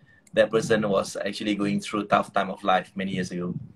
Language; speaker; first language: English; non-native, local second language; Malay